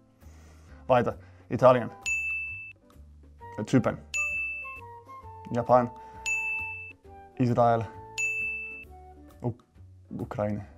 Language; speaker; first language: German; non-native, fluent; Finnish